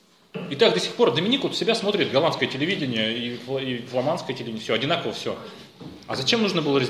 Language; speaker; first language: Russian; native; Russian